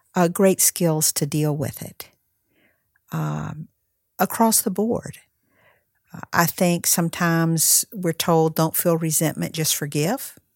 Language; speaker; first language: English; native; English